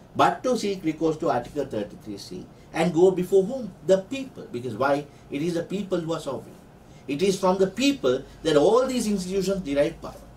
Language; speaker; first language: English; non-native, local second language; Sinhala